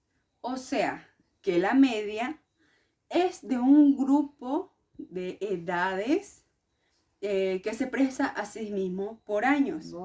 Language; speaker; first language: Spanish; native; Spanish